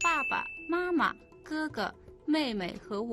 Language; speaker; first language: Chinese; non-native, fluent; Mongolian